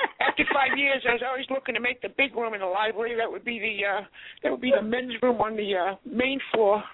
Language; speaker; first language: English; native; English